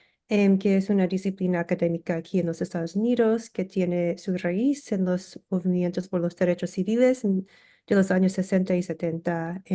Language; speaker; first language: Spanish; early bilingual, heritage; English